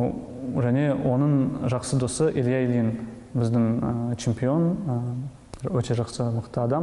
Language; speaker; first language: Kazakh; non-native, local second language; Russian